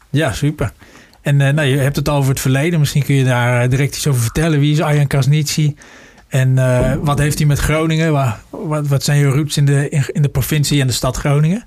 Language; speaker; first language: Dutch; native; Dutch